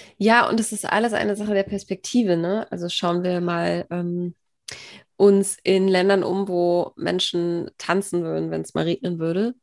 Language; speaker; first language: German; native; German